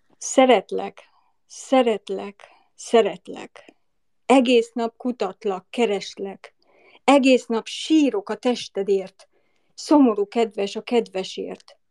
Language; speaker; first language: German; non-native, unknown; Hungarian